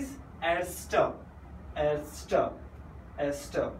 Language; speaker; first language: German; non-native, fluent; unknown